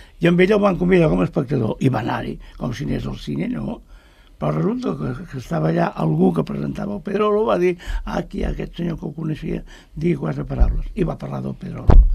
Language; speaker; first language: Catalan; native; Catalan